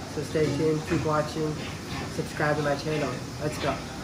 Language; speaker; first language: English; early bilingual, other home language; Japanese